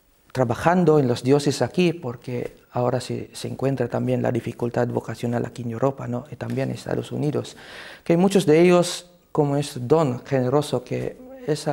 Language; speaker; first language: Spanish; non-native, fluent; Cebuano